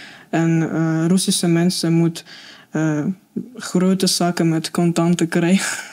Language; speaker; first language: Dutch; non-native, learner; Russian